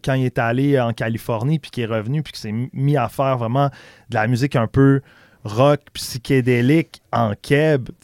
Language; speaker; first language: French; native; French